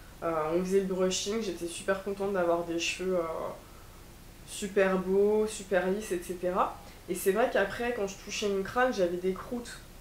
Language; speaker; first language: French; native; French